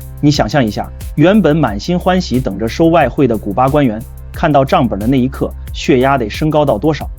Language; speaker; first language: Chinese; native; Chinese